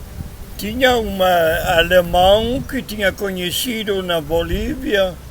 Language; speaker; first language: Portuguese; non-native, learner; Spanish